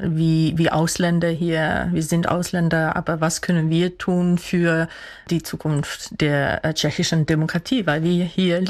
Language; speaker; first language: German; non-native, fluent; Dutch